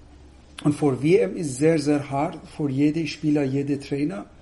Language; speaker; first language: German; non-native, fluent; Persian